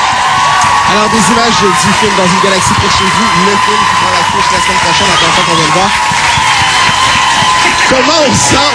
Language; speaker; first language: French; native; French